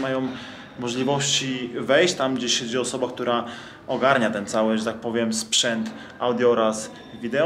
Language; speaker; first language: Polish; native; Polish